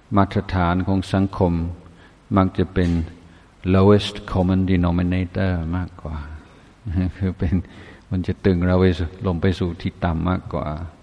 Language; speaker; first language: Thai; non-native, fluent; English